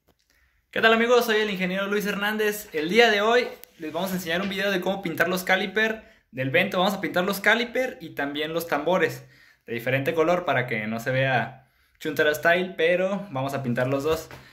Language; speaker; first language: Spanish; native; Spanish